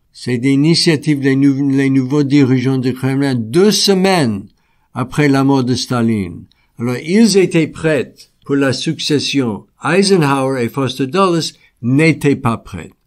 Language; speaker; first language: French; non-native, fluent; English